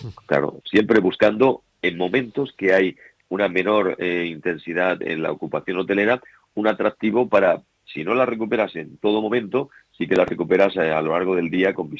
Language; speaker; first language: Spanish; native; Spanish